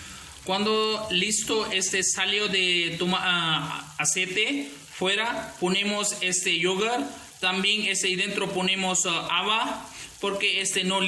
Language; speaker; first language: Spanish; non-native, learner; Urdu